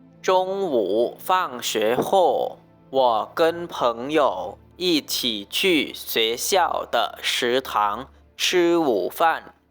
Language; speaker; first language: Chinese; non-native, learner; Lao